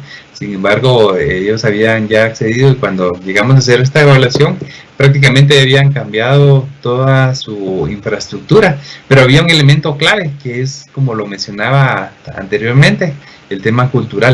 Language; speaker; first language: Spanish; native; Spanish